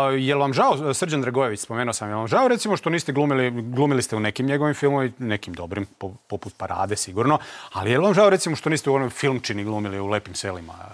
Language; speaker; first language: Croatian; native; Croatian